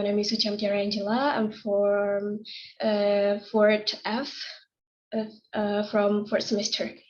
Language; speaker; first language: English; non-native, learner; Indonesian